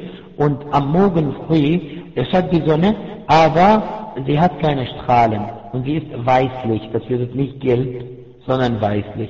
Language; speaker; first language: German; non-native, fluent; Arabic